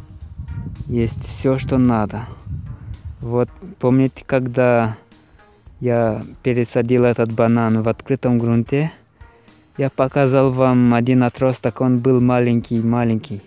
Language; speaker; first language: Russian; non-native, fluent; Romanian